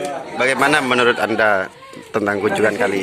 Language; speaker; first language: Indonesian; native; Indonesian